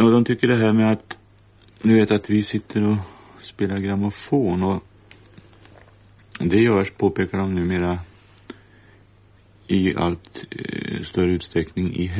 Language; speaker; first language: Swedish; native; Swedish